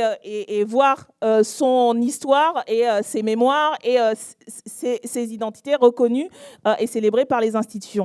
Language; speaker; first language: French; native; French